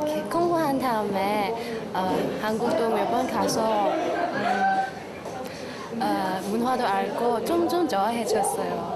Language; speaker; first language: Korean; non-native, learner; Cantonese